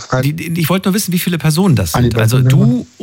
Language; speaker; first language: German; native; German